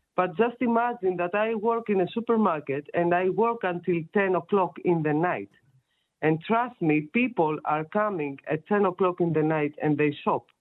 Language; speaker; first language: English; non-native, fluent; Greek